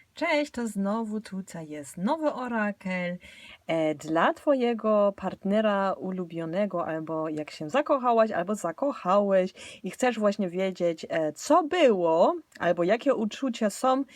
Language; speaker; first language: Polish; early bilingual, heritage; Polish